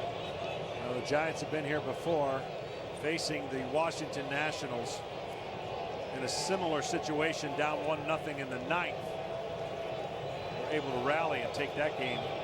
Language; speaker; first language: English; native; English